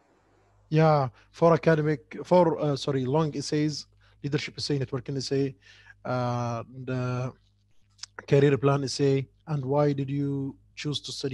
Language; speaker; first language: English; non-native, fluent; Arabic